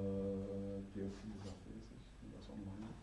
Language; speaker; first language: Dutch; non-native, learner; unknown